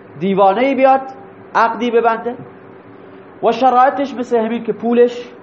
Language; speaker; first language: Persian; non-native, local second language; Baluchi